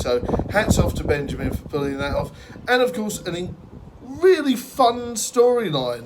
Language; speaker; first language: English; native; English